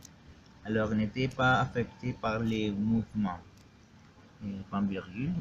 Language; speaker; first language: French; non-native, learner; Spanish